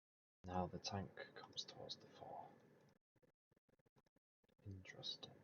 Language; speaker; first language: English; native; English